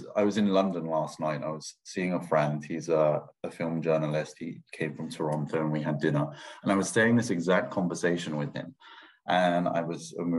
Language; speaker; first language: English; non-native, local second language; Thai